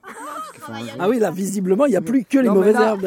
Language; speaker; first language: French; native; French